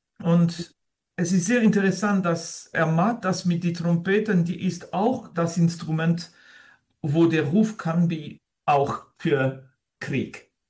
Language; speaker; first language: German; non-native, fluent; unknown